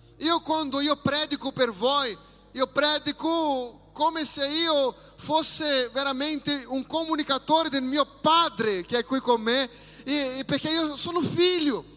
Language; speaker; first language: Italian; non-native, fluent; Portuguese